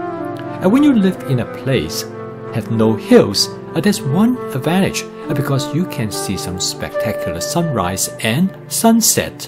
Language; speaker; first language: English; non-native, fluent; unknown